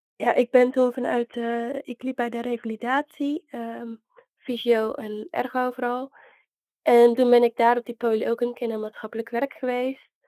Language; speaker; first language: Dutch; native; Dutch